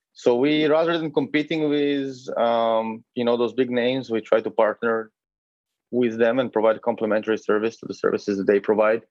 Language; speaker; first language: English; non-native, fluent; Hebrew